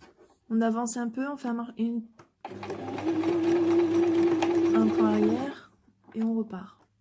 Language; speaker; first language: French; native; French